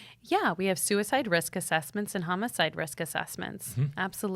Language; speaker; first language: English; native; English